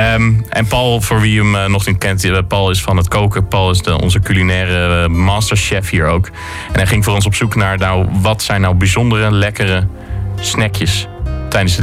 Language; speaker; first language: Dutch; native; Dutch